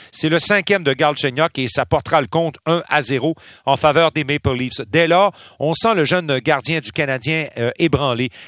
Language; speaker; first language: French; native; French